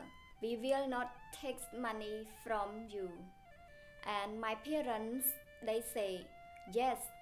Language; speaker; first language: English; non-native, learner; Khmer